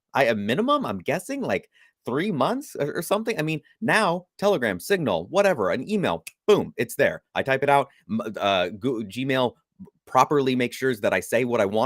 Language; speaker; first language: English; native; English